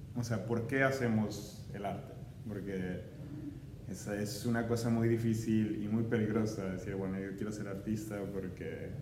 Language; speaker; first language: Spanish; native; Spanish